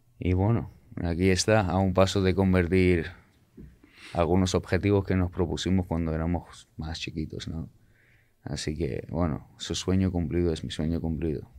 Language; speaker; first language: Spanish; non-native, fluent; Georgian